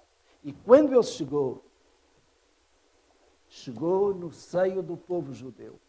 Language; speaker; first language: Portuguese; native; Portuguese